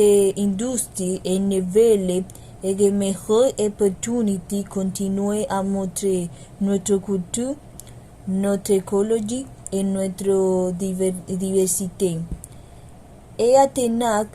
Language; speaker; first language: French; non-native, learner; Spanish